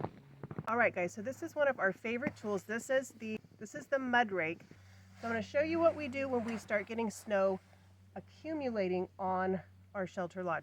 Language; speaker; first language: English; native; English